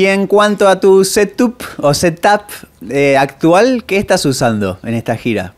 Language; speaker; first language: Spanish; native; Spanish